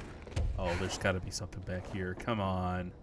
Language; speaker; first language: English; native; English